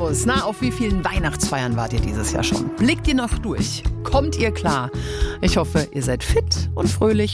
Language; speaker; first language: German; native; German